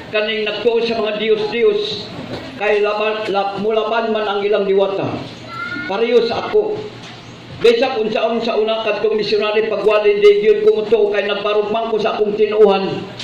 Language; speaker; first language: Cebuano; non-native, local second language; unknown